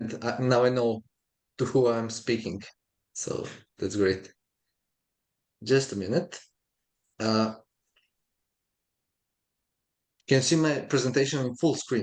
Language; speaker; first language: English; non-native, fluent; Croatian